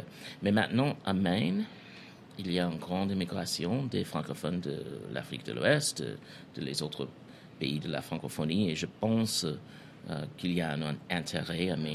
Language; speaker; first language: French; non-native, fluent; English